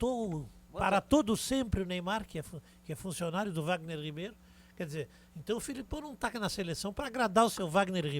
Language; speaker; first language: Portuguese; native; Portuguese